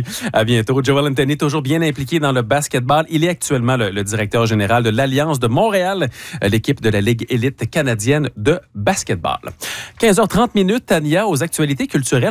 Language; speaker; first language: French; native; French